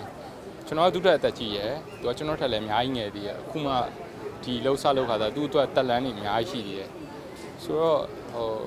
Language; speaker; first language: Burmese; native; Burmese